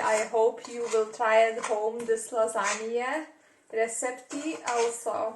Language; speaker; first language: English; non-native, learner; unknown